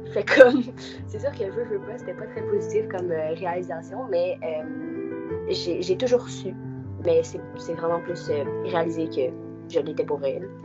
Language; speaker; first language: French; native; French